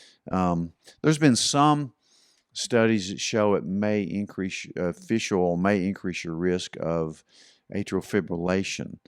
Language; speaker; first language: English; native; English